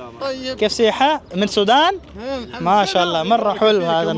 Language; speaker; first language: Arabic; non-native, learner; Urdu